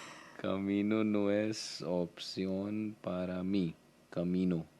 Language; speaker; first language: Spanish; non-native, learner; Hindi